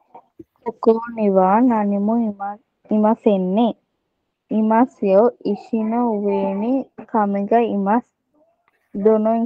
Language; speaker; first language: Japanese; non-native, learner; Sinhala